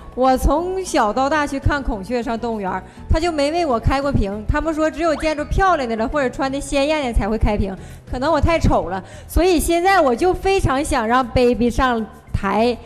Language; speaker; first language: Chinese; native; Chinese